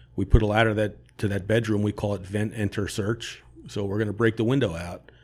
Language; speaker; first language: English; native; English